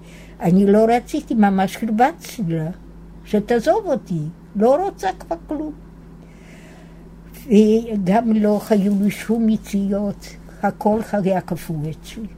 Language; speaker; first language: Hebrew; non-native, fluent; Yiddish